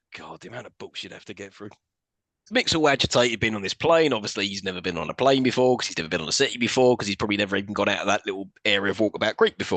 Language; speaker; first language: English; native; English